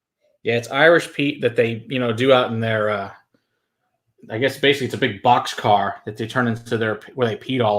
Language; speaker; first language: English; native; English